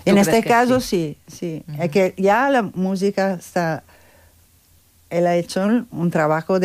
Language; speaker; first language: Spanish; non-native, learner; Italian